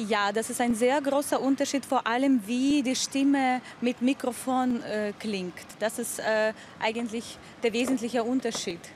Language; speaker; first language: German; non-native, fluent; Russian